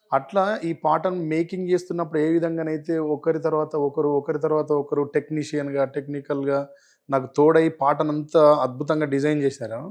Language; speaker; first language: Telugu; native; Telugu